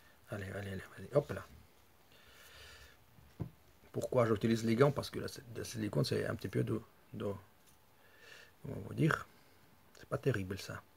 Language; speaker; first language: French; non-native, fluent; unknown